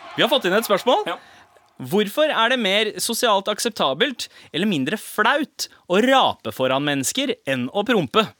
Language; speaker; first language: Norwegian; early bilingual, other home language; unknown